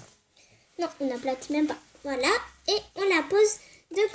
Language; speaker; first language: French; native; French